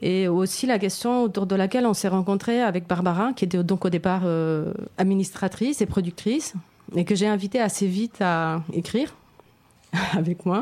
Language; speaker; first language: French; non-native, fluent; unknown